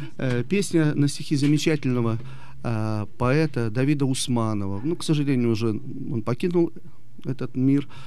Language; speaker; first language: Russian; native; Russian